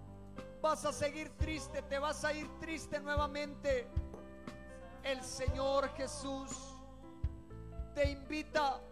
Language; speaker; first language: Spanish; native; Spanish